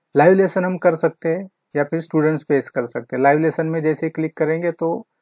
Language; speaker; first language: Hindi; non-native, local second language; Marathi